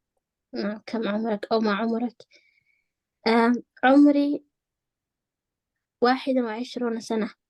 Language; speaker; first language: Arabic; non-native, learner; Somali